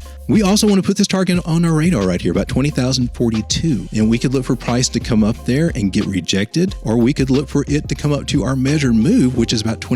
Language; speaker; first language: English; native; English